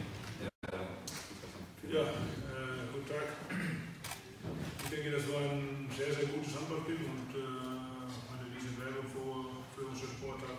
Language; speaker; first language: German; non-native, fluent; Icelandic